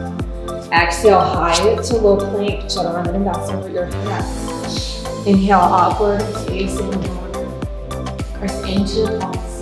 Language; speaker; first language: English; native; English